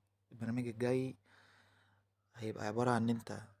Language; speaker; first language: Arabic; native; Arabic